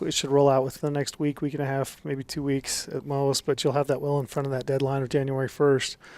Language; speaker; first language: English; native; English